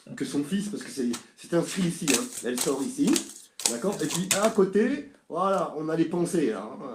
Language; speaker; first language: French; native; French